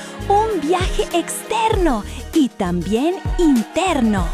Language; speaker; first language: Spanish; native; Spanish